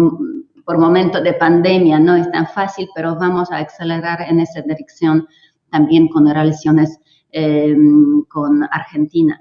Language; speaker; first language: Spanish; non-native, fluent; Polish